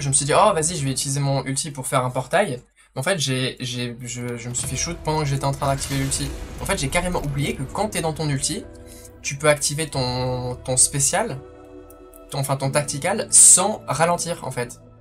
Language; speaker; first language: French; native; French